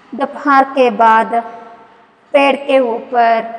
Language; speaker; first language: Hindi; non-native, local second language; Kannada